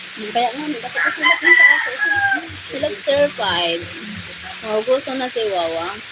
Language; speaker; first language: Filipino; non-native, local second language; Bikol